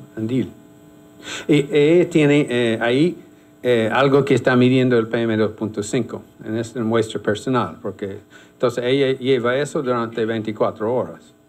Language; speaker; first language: Spanish; non-native, fluent; English